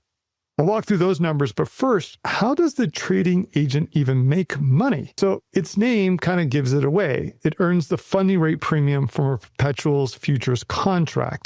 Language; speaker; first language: English; native; English